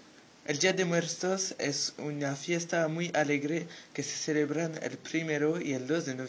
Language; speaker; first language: Spanish; non-native, learner; French